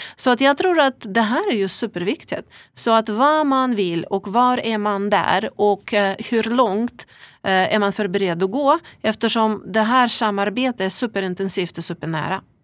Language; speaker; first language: Swedish; non-native, fluent; Russian